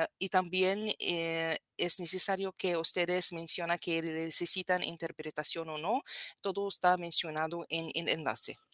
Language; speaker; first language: Spanish; non-native, fluent; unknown